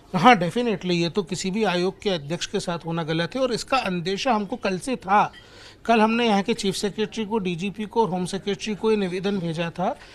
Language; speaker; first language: Hindi; native; Hindi